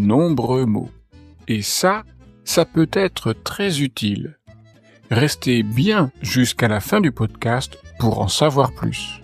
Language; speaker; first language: French; native; French